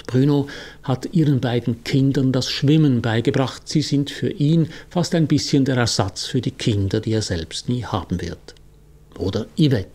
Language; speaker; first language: German; native; German